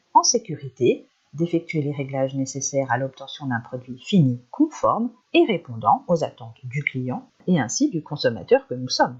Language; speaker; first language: French; native; French